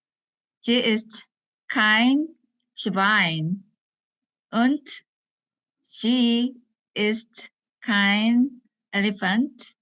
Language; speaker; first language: German; non-native, learner; Korean